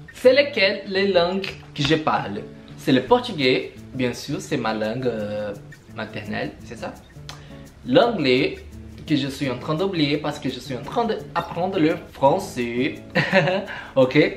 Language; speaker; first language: French; non-native, learner; Portuguese